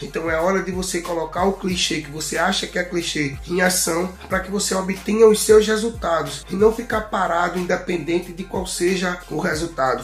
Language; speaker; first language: Portuguese; native; Portuguese